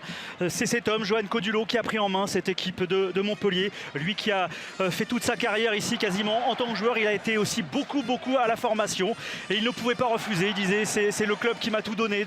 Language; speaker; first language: French; native; French